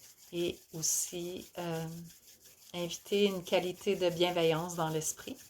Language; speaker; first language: French; native; French